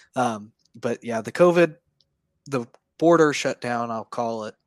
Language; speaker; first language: English; native; English